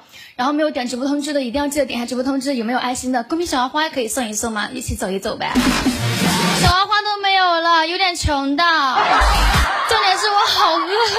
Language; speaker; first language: Chinese; native; Chinese